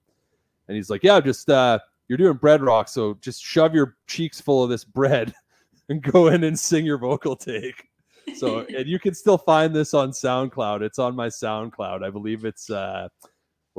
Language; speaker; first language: English; native; English